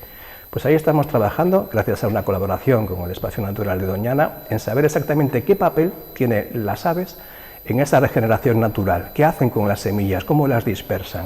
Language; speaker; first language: Spanish; native; Spanish